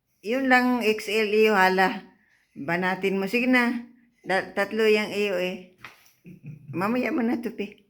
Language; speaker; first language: Filipino; non-native, local second language; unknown